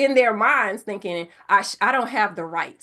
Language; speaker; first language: English; native; English